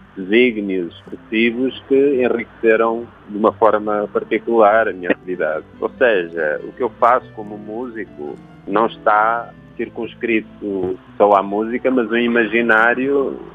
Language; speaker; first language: Portuguese; native; Portuguese